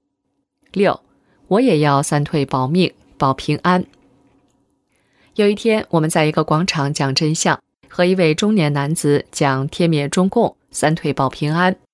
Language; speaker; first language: Chinese; native; Chinese